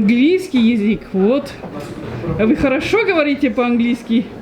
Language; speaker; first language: Russian; non-native, learner; French